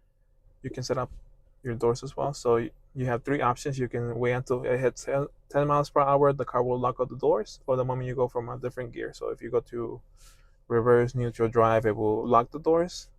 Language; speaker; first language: English; native; English